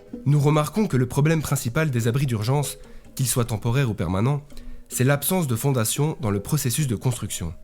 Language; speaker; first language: French; native; French